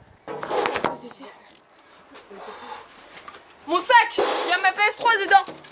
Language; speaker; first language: French; native; French